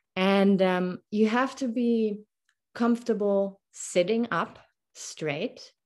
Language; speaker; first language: English; non-native, fluent; German